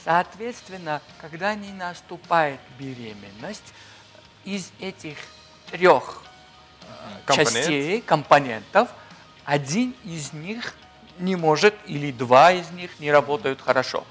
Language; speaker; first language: Russian; non-native, fluent; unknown